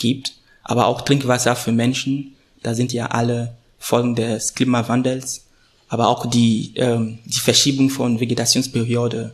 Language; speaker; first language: German; non-native, fluent; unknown